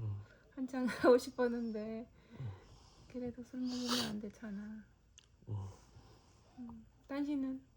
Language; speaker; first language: Korean; non-native, fluent; Spanish